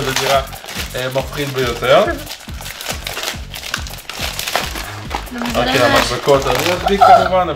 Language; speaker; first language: Hebrew; native; Hebrew